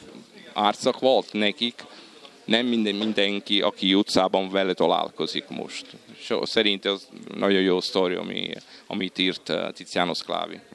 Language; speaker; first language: Hungarian; non-native, fluent; Italian